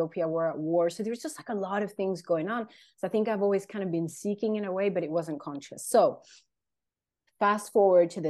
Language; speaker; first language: English; non-native, fluent; Swedish